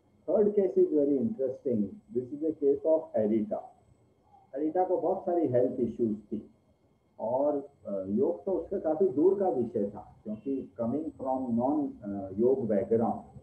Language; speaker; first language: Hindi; native; Hindi